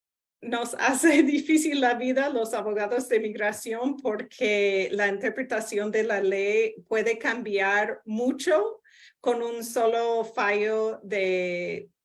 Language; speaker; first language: Spanish; non-native, fluent; English